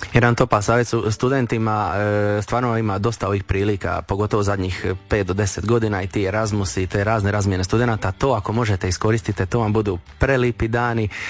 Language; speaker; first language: Croatian; native; Croatian